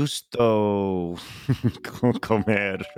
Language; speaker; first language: Spanish; non-native, learner; English